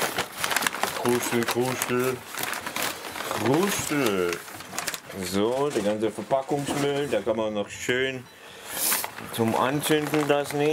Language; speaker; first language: German; native; German